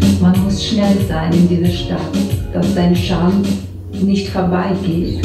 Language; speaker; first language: German; non-native, learner; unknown